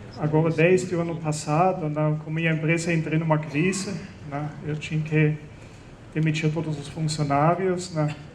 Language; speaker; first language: Portuguese; non-native, fluent; German